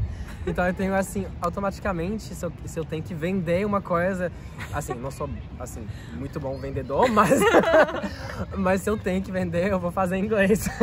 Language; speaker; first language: Portuguese; non-native, fluent; French